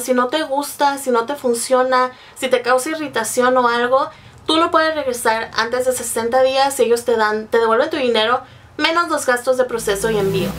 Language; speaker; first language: Spanish; native; Spanish